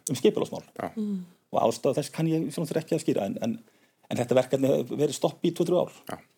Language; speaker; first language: Icelandic; native; Icelandic